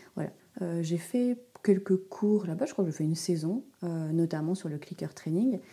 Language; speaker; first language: French; native; French